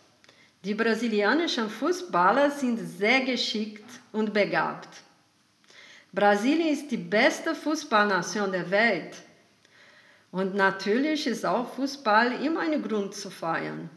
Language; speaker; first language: German; non-native, fluent; Portuguese